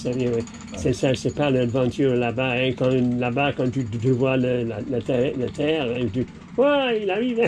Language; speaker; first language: French; non-native, learner; English